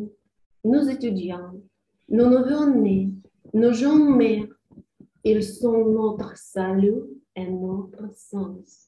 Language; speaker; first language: French; non-native, learner; Ukrainian